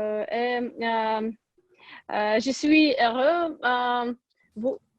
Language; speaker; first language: French; non-native, learner; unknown